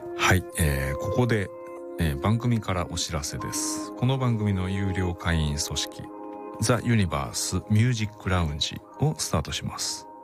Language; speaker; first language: Japanese; native; Japanese